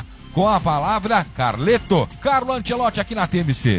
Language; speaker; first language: Portuguese; native; Portuguese